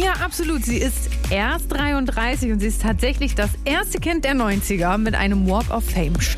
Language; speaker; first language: German; native; German